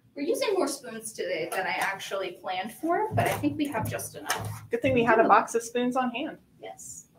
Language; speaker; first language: English; native; English